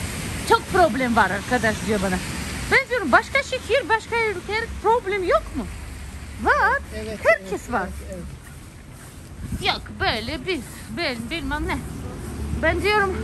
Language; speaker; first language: Turkish; non-native, learner; Russian